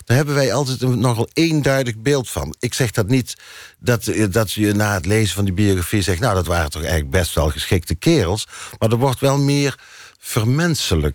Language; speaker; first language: Dutch; native; Dutch